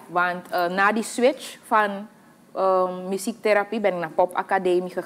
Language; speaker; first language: Dutch; native; Dutch